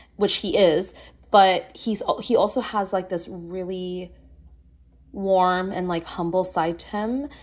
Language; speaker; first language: English; native; English